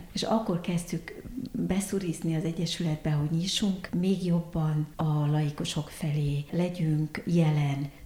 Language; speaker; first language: Hungarian; early bilingual, heritage; Hungarian